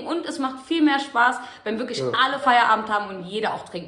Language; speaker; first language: German; native; German